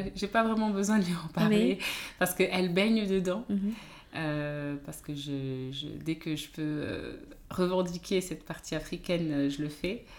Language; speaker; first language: French; native; French